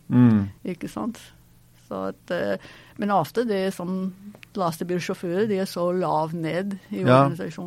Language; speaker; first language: Norwegian; non-native, fluent; English